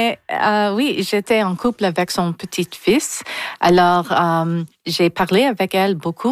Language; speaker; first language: French; non-native, learner; English